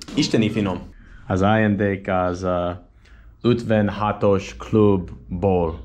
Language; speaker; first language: Hungarian; non-native, learner; English